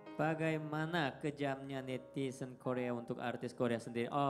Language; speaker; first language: Indonesian; non-native, fluent; Korean